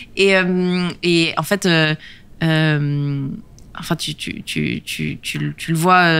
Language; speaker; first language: French; native; French